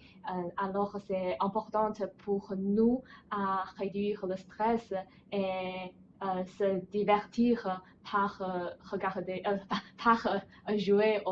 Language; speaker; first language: French; non-native, learner; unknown